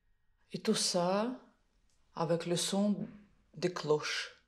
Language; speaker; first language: French; non-native, fluent; Russian